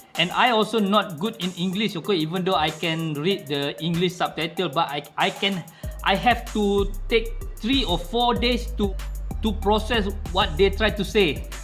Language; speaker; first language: English; non-native, local second language; Malay